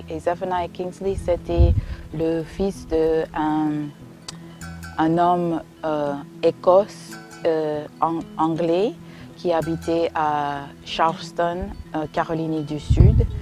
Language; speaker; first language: French; non-native, fluent; English